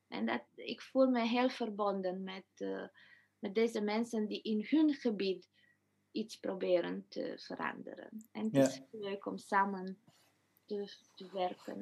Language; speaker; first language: Dutch; non-native, fluent; Romanian